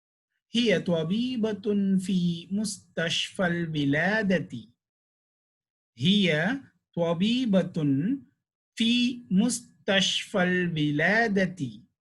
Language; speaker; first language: Arabic; non-native, fluent; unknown